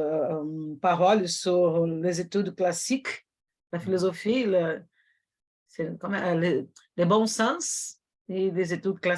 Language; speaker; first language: French; non-native, fluent; Portuguese